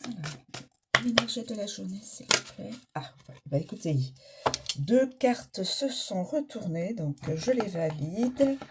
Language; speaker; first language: French; native; French